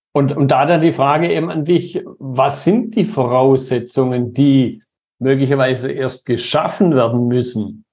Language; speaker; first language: German; native; German